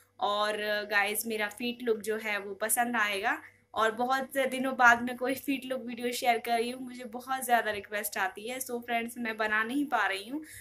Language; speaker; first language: Hindi; native; Hindi